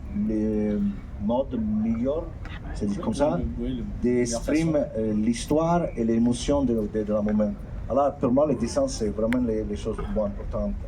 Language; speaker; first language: French; non-native, fluent; Italian